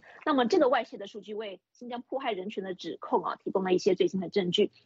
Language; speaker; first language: Chinese; native; Chinese